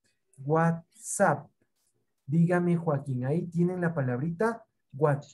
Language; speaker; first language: Spanish; native; Spanish